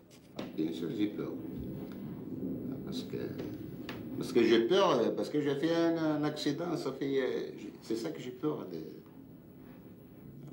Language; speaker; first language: French; non-native, learner; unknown